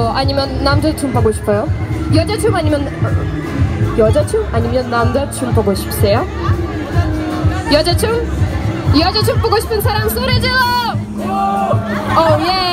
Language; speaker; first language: Korean; non-native, learner; Russian